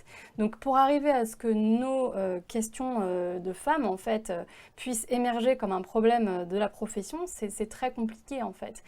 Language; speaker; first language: French; native; French